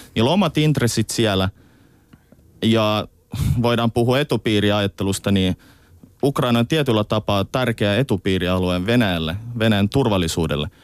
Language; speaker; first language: Finnish; early bilingual, other home language; Russian